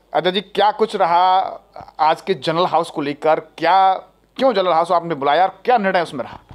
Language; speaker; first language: Hindi; native; Hindi